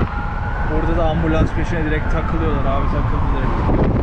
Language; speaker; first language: Turkish; native; Turkish